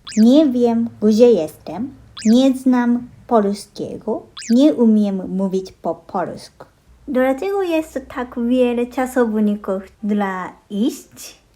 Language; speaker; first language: Polish; non-native, learner; Japanese